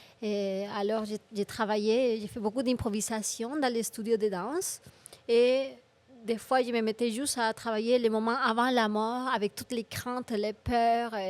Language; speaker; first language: French; non-native, fluent; Spanish